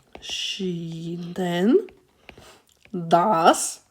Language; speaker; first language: German; non-native, fluent; Ukrainian